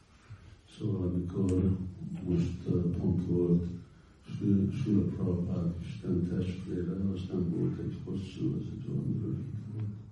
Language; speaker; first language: Hungarian; non-native, learner; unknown